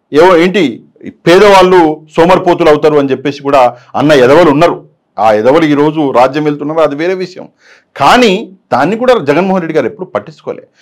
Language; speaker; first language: Telugu; native; Telugu